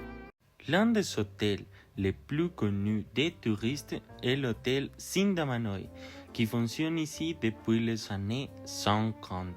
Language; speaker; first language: French; non-native, learner; Spanish